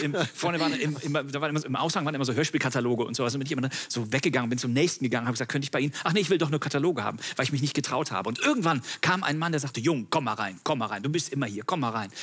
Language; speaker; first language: German; native; German